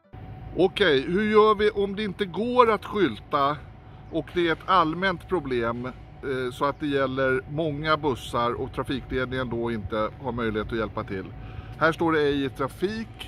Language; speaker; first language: Swedish; native; Swedish